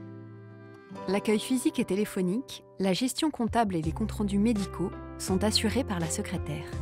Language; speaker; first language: French; native; French